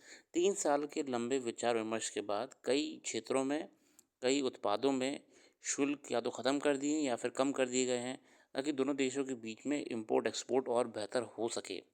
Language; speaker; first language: Hindi; native; Hindi